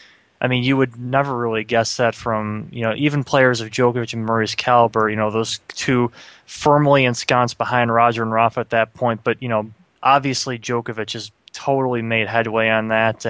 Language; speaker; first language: English; native; English